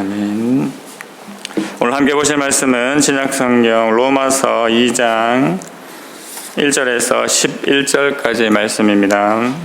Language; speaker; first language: Korean; native; Korean